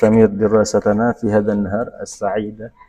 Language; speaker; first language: Arabic; non-native, fluent; Indonesian